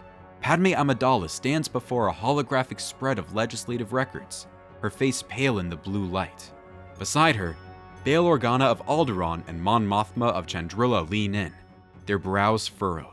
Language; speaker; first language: English; native; English